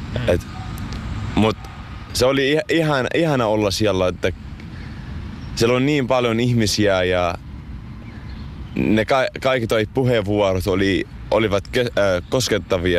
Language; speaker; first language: Finnish; non-native, fluent; Arabic